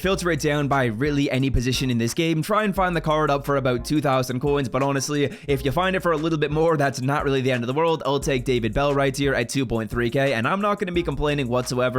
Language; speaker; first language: English; native; English